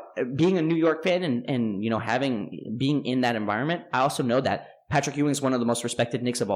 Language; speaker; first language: English; native; English